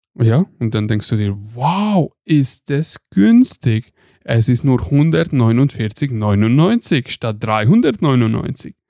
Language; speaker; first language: German; non-native, fluent; Hungarian